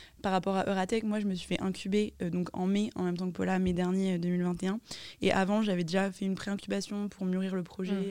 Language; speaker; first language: French; native; French